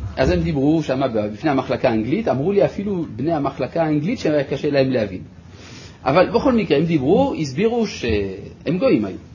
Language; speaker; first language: Hebrew; non-native, fluent; French